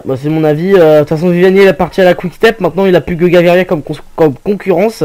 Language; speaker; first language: French; native; French